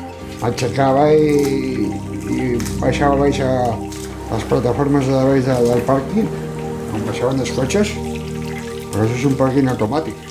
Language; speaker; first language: Catalan; non-native, local second language; Spanish